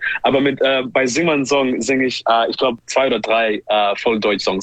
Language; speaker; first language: German; non-native, learner; English